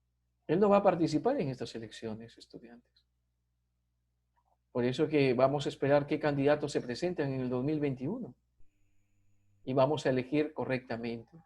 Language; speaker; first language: Spanish; native; Spanish